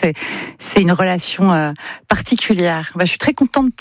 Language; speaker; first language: French; native; French